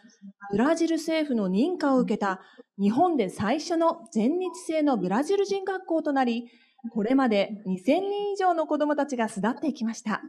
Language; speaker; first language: Japanese; native; Japanese